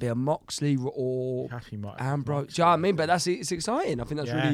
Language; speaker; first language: English; native; English